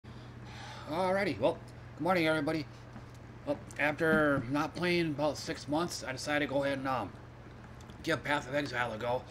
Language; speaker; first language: English; native; English